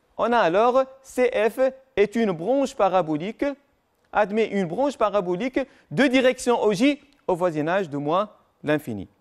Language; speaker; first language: French; non-native, local second language; Arabic